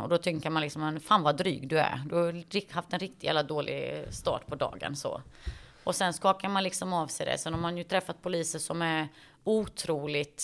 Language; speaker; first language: Swedish; early bilingual, other home language; Bosnian